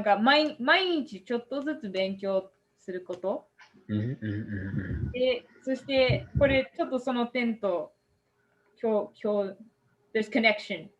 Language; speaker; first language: Japanese; non-native, fluent; English